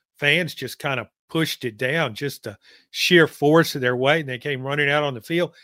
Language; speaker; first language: English; native; English